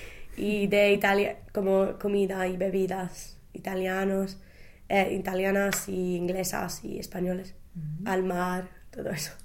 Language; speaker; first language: Spanish; non-native, fluent; English